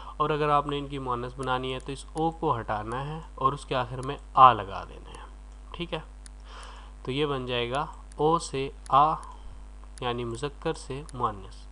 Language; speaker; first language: Urdu; native; Urdu